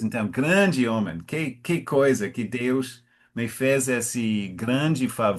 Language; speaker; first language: Portuguese; non-native, fluent; English